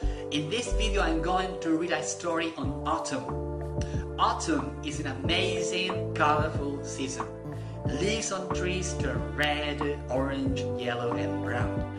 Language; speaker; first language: English; non-native, fluent; Spanish